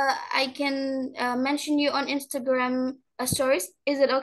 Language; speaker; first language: English; non-native, learner; Indonesian